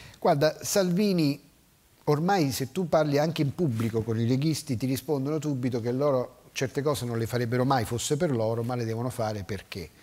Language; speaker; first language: Italian; native; Italian